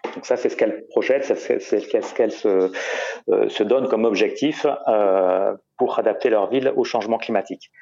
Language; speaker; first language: French; native; French